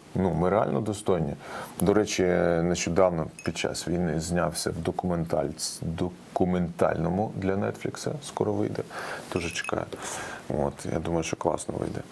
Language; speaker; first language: Ukrainian; non-native, local second language; Russian